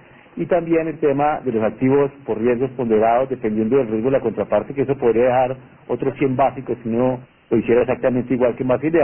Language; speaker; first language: Spanish; native; Spanish